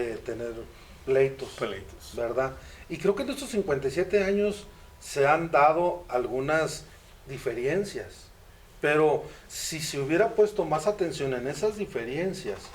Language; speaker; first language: Spanish; native; Spanish